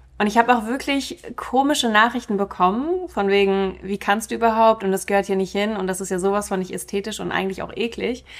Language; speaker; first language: German; early bilingual, other home language; Russian